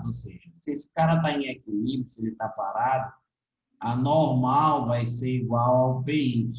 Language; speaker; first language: Portuguese; native; Portuguese